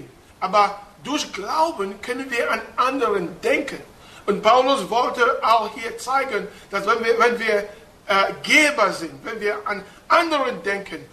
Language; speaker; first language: German; non-native, fluent; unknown